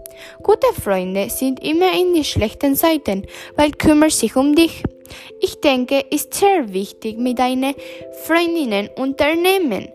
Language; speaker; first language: German; non-native, learner; English